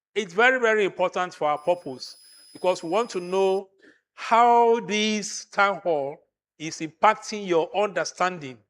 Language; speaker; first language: English; non-native, local second language; Yoruba